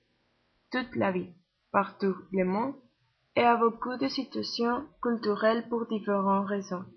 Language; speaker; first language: French; non-native, learner; Spanish